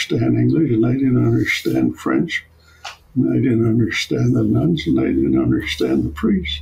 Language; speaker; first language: English; non-native, fluent; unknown